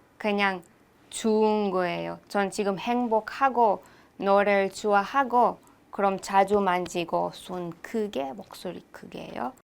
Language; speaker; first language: Korean; non-native, learner; Hebrew